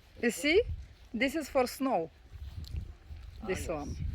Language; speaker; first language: English; non-native, learner; Romanian